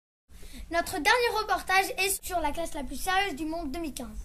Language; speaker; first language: French; native; French